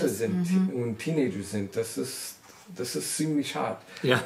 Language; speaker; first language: German; non-native, learner; English